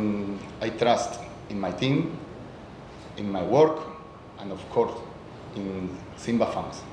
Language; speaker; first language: English; non-native, learner; Spanish